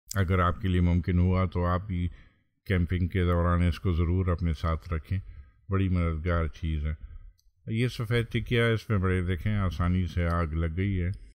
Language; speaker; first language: Urdu; non-native, local second language; Pashto